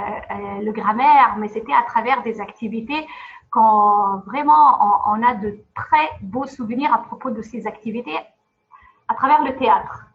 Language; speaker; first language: French; non-native, fluent; Arabic